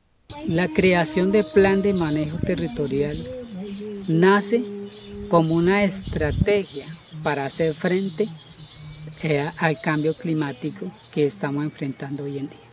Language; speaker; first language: Spanish; non-native, local second language; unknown